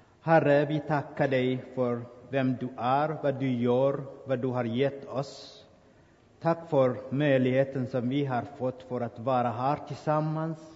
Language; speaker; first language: Swedish; non-native, fluent; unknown